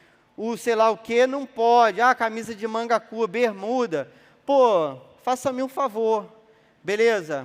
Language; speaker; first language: Portuguese; native; Portuguese